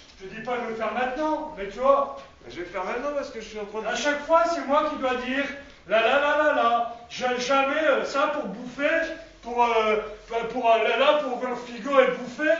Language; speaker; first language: French; native; French